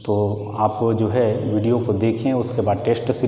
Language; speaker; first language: Hindi; native; Hindi